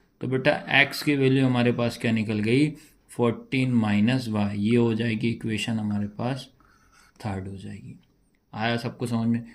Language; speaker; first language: Hindi; native; Hindi